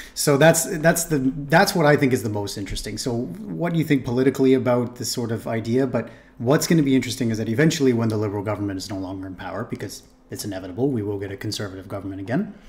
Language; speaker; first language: English; native; English